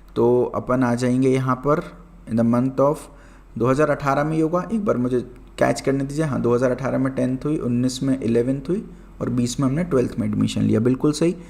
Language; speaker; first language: Hindi; native; Hindi